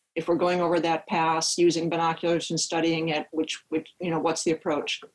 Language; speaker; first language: English; native; English